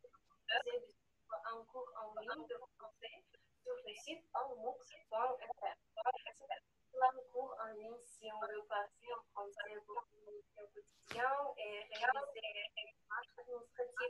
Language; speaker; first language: French; non-native, learner; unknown